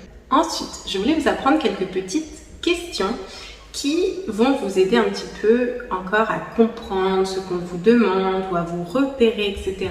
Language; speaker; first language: French; native; French